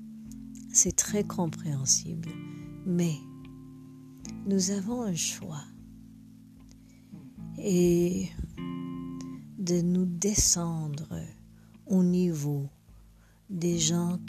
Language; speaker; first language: French; non-native, fluent; English